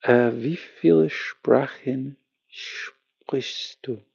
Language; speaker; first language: German; non-native, learner; English